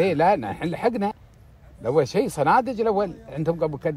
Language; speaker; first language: Arabic; native; Arabic